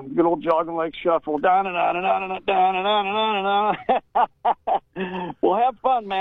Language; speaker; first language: English; native; English